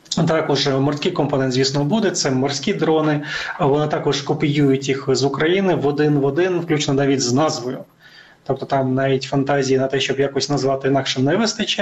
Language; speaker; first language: Ukrainian; native; Ukrainian